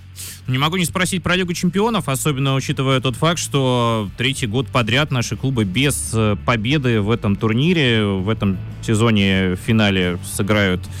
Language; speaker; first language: Russian; native; Russian